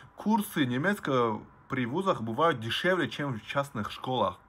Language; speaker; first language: Russian; non-native, local second language; Tajik